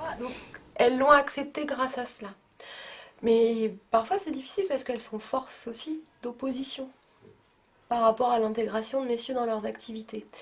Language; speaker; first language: French; native; French